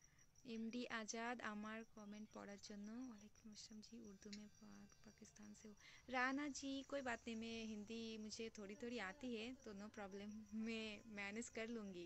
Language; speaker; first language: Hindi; non-native, local second language; Bangla